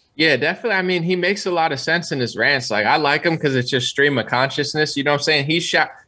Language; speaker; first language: English; native; English